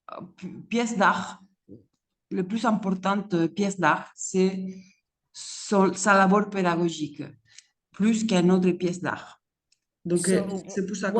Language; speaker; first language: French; non-native, fluent; Spanish